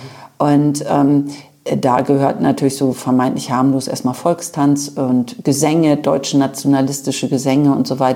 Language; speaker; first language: German; native; German